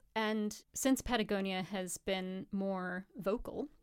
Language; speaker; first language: English; native; English